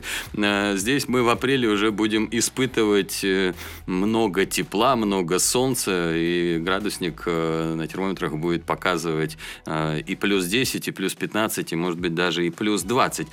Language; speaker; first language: Russian; native; Russian